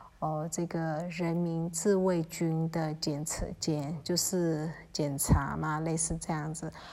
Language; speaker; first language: Chinese; early bilingual, heritage; Chinese